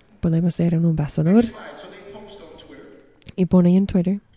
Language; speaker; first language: Spanish; non-native, learner; English